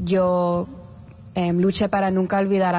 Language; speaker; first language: Spanish; early bilingual, heritage; English